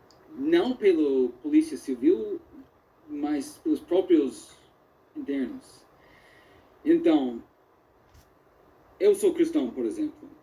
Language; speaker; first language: Portuguese; non-native, fluent; English